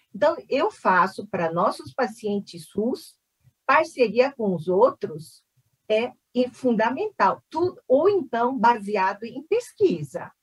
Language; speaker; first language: Portuguese; early bilingual, other home language; Korean